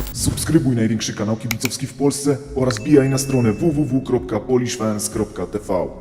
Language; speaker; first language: Polish; native; Polish